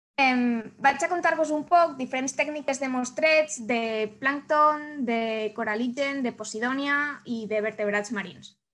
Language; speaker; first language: Catalan; native; Catalan